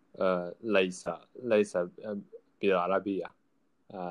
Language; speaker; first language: Arabic; non-native, learner; Japanese